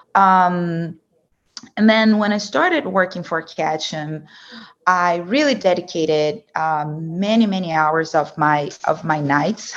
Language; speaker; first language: English; non-native, fluent; Portuguese